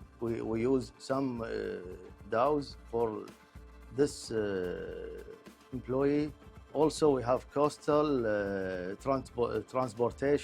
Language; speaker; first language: English; non-native, local second language; Arabic